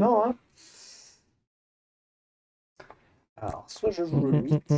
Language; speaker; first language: French; native; French